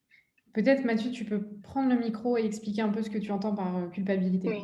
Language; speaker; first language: French; native; French